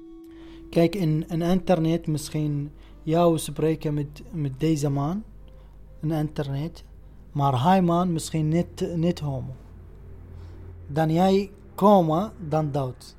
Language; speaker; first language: Dutch; non-native, learner; Arabic